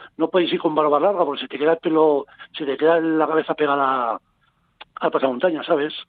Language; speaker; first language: Spanish; native; Spanish